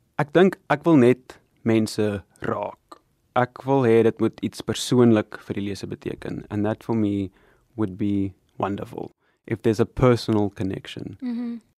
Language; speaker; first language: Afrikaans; non-native, local second language; English